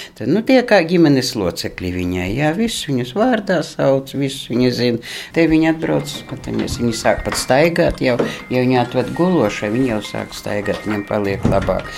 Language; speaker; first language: Latvian; non-native, local second language; Russian